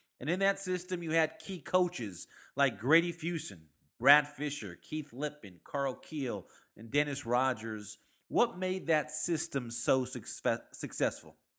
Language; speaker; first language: English; native; English